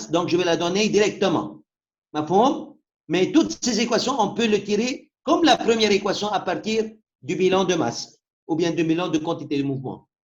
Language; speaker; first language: French; non-native, local second language; Arabic